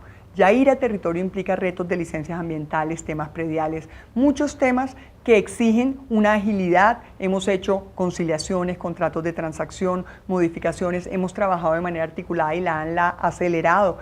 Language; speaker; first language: Spanish; native; Spanish